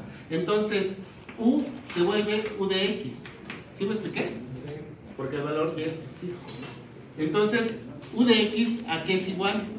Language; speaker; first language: Spanish; native; Spanish